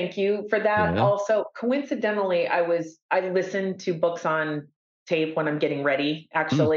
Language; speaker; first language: English; native; English